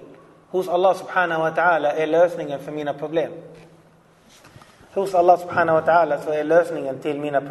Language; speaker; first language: Swedish; non-native, fluent; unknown